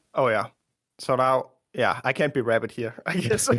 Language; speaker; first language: English; non-native, fluent; Danish